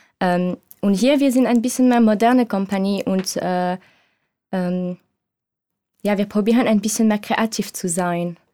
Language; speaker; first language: German; non-native, learner; French